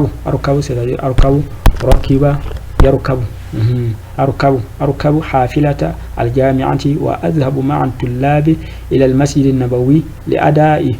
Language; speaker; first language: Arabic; non-native, fluent; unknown